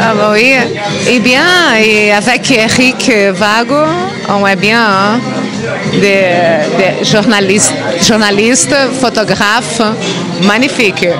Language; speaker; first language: French; non-native, fluent; Portuguese